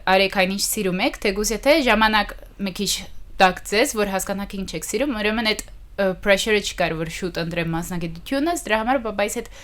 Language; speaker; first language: Armenian; early bilingual, heritage; Armenian